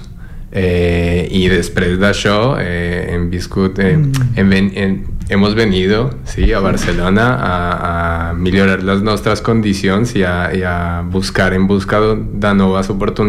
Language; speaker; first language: Catalan; non-native, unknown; Spanish